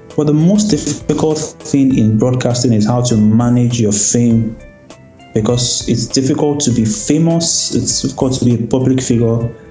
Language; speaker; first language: English; non-native, local second language; Yoruba